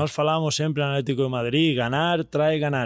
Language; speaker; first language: Portuguese; non-native, learner; Spanish